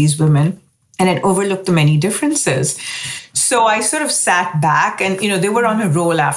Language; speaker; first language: English; non-native, local second language; Hindi